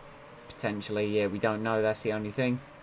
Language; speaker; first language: English; native; English